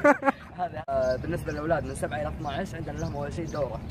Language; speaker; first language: Arabic; native; Arabic